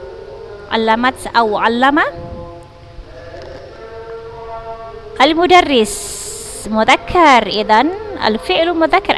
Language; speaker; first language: Arabic; non-native, fluent; Indonesian